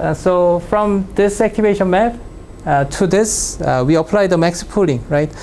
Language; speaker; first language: English; non-native, fluent; Korean